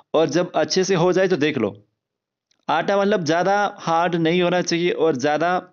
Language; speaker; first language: Hindi; non-native, local second language; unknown